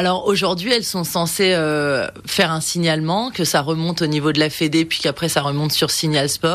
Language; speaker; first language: French; native; French